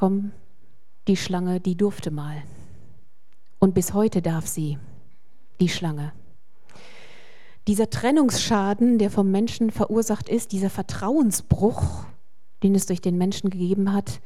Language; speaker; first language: German; native; German